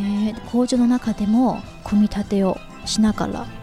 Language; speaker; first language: Japanese; non-native, fluent; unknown